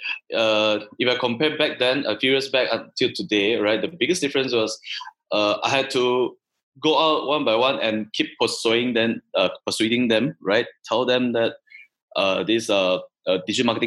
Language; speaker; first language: English; non-native, local second language; Chinese